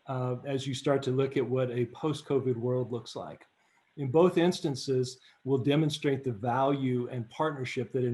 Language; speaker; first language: English; native; English